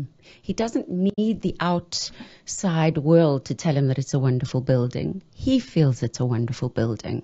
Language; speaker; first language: English; native; English